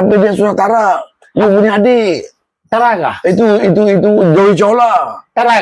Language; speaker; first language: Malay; non-native, local second language; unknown